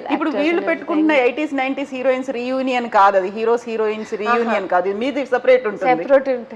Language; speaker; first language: Telugu; native; Telugu